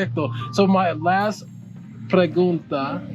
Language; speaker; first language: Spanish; non-native, learner; English